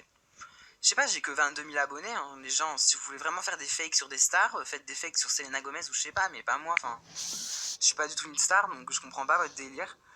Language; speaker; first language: French; native; French